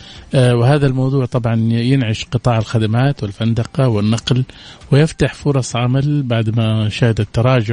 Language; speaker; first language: Arabic; native; Arabic